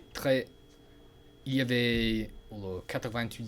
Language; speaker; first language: French; non-native, learner; English